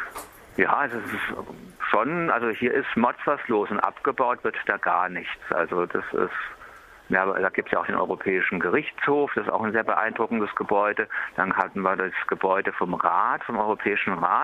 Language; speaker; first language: German; native; German